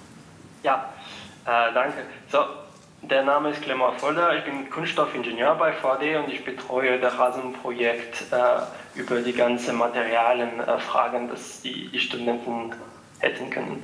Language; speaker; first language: German; non-native, fluent; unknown